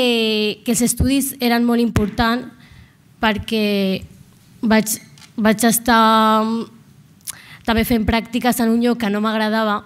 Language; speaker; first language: Catalan; non-native, local second language; Arabic